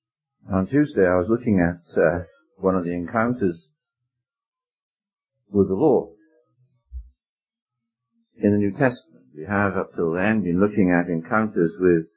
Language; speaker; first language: English; native; English